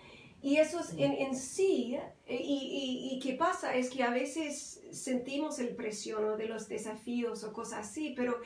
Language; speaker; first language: Spanish; non-native, fluent; English